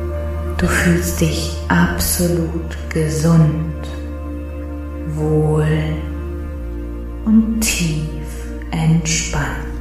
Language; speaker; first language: German; native; German